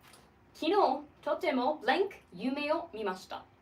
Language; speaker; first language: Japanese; non-native, fluent; English